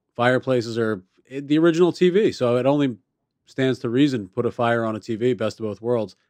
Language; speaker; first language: English; native; English